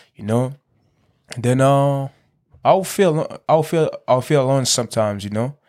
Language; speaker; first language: English; early bilingual, other home language; Kinyarwanda